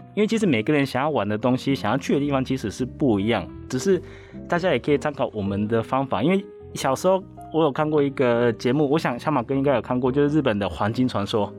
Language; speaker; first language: Chinese; non-native, fluent; Japanese